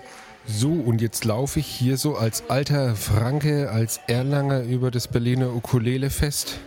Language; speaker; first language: German; native; German